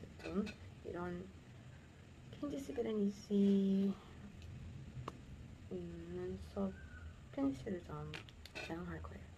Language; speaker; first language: Korean; non-native, learner; Portuguese